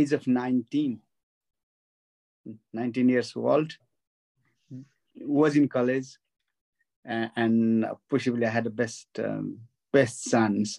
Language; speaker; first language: English; non-native, local second language; Nepali